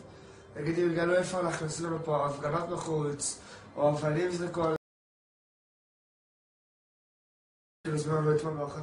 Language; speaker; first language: Hebrew; native; Hebrew